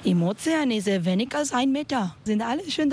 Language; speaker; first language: German; non-native, learner; Spanish